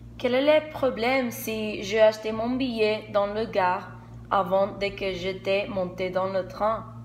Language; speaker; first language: French; non-native, learner; Spanish